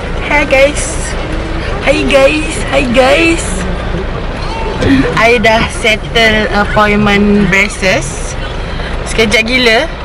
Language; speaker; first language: English; non-native, local second language; Malay